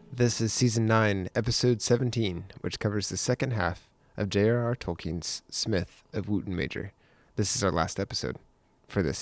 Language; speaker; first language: English; native; English